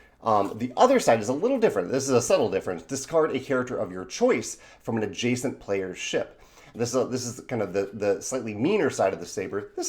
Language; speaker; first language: English; native; English